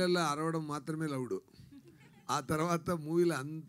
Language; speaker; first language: Telugu; non-native, learner; Tamil